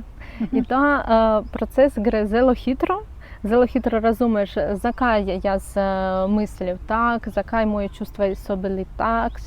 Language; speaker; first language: Slovenian; non-native, learner; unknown